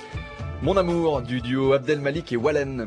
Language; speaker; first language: French; native; French